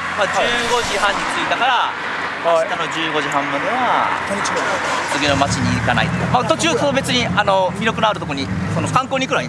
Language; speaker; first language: Japanese; native; Japanese